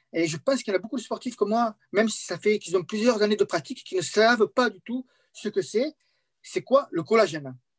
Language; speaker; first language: French; native; French